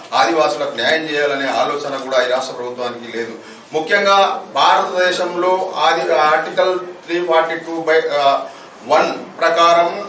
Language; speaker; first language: Telugu; non-native, local second language; Gondi